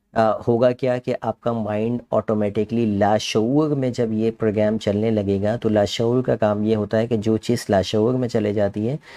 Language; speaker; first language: Urdu; native; Urdu